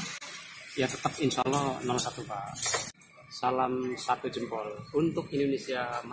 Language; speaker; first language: Indonesian; non-native, local second language; Javanese